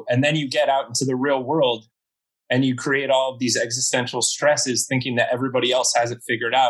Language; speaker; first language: English; native; English